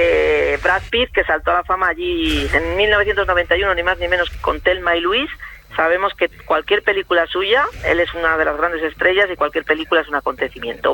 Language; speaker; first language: Spanish; native; Spanish